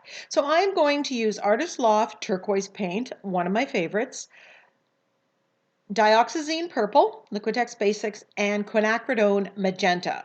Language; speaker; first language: English; native; English